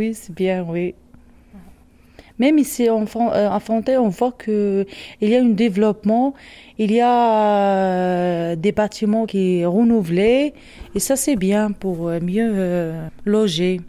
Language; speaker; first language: French; non-native, learner; Arabic